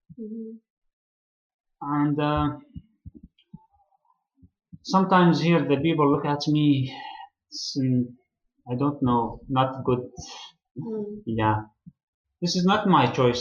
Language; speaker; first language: English; non-native, learner; Arabic